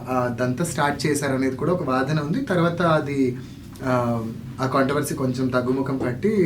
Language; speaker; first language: Telugu; non-native, local second language; Lambadi